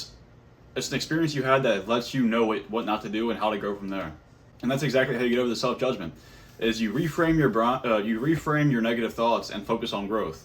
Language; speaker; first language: English; native; English